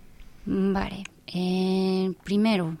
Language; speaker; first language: Spanish; non-native, fluent; Japanese